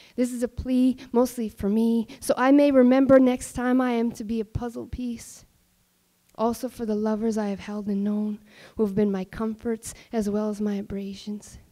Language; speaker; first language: English; native; English